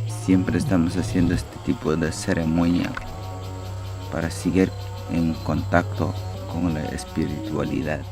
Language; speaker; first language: Spanish; non-native, local second language; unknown